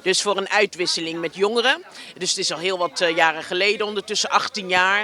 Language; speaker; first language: Dutch; native; Dutch